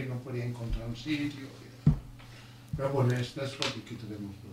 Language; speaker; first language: Spanish; non-native, learner; English